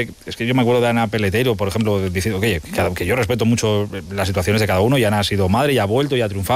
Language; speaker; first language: Spanish; native; Spanish